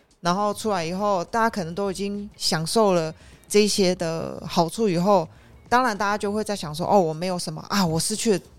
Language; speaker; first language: Chinese; native; Chinese